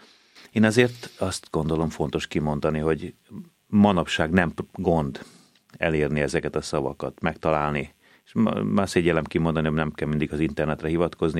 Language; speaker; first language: Hungarian; native; Hungarian